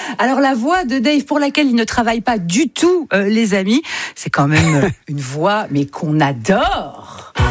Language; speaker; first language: French; native; French